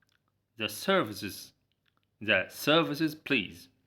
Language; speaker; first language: English; non-native, fluent; Arabic